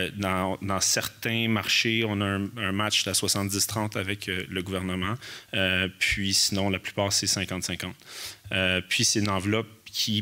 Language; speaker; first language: French; native; French